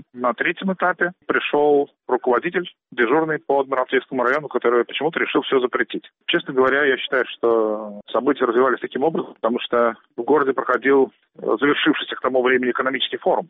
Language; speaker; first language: Russian; native; Russian